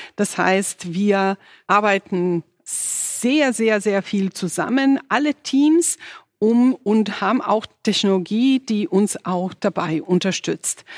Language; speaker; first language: German; non-native, fluent; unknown